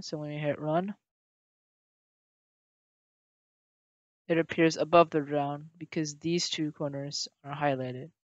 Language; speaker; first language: English; native; English